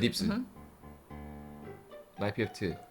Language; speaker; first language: Polish; non-native, learner; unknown